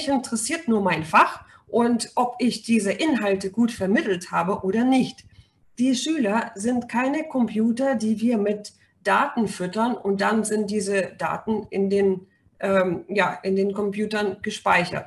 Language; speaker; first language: German; non-native, fluent; Russian